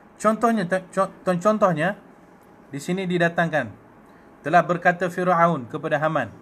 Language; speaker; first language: Malay; native; Malay